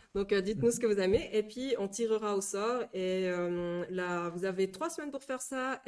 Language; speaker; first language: French; native; French